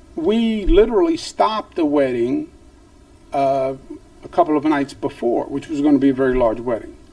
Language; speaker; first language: English; native; English